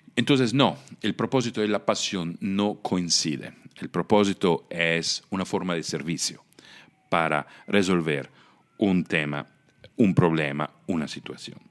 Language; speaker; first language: Spanish; non-native, fluent; Italian